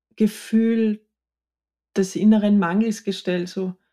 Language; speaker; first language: German; native; German